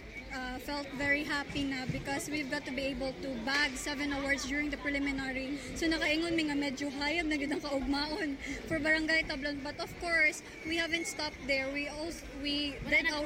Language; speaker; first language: English; non-native, local second language; Cebuano